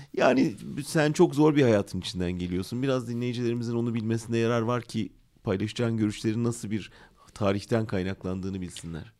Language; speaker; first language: Turkish; native; Turkish